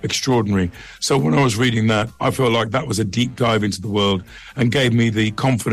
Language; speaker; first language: English; native; English